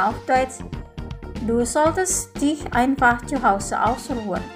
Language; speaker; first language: German; non-native, fluent; Indonesian